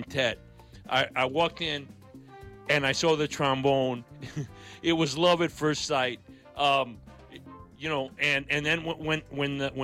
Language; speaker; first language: English; non-native, local second language; Greek